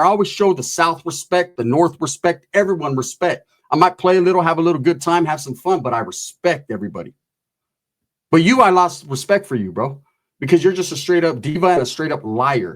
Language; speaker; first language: English; native; English